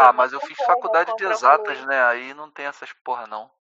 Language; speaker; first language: Portuguese; native; Portuguese